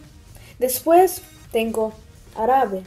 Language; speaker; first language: Spanish; non-native, learner; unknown